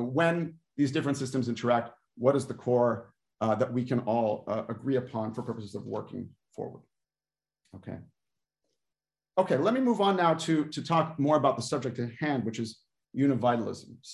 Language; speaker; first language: English; native; English